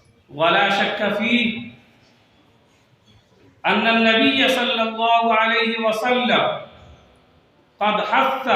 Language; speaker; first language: Arabic; non-native, fluent; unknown